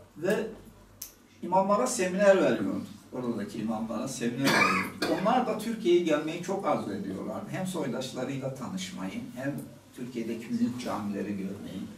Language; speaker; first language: Turkish; non-native, local second language; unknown